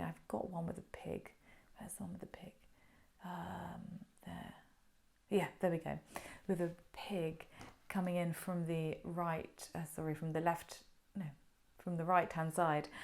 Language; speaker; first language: English; native; English